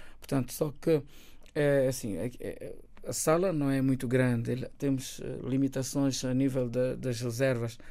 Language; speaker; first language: Portuguese; non-native, local second language; Kabuverdianu